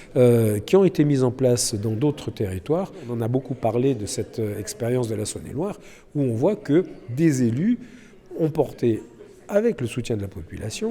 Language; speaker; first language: French; native; French